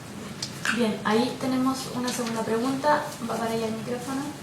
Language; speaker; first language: Spanish; native; Spanish